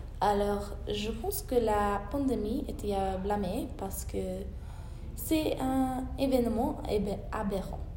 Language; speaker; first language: French; non-native, learner; English